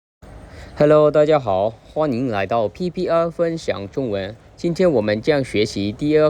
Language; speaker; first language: Chinese; non-native, local second language; Khmer